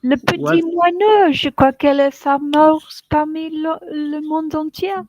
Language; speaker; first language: French; non-native, learner; English